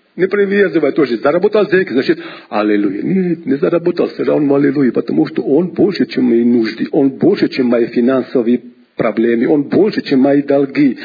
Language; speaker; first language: Russian; non-native, local second language; Georgian